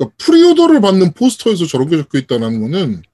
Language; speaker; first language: Korean; native; Korean